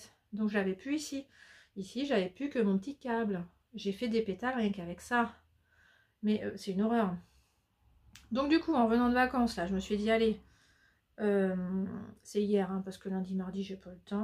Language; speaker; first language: French; native; French